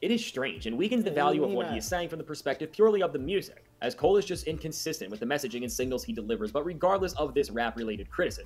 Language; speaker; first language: English; native; English